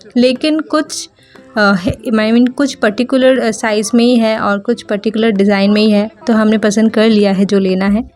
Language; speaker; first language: Hindi; non-native, local second language; Bangla